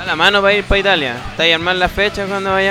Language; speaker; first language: Spanish; native; Spanish